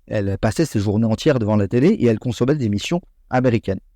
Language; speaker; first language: French; native; French